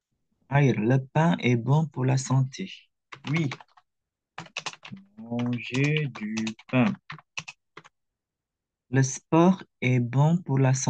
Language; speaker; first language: French; non-native, fluent; Indonesian